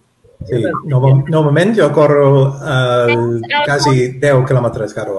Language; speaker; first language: Catalan; non-native, learner; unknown